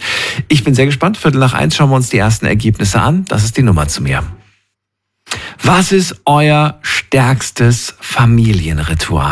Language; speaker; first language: German; native; German